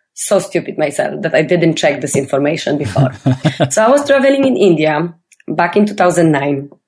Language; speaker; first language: English; non-native, fluent; Polish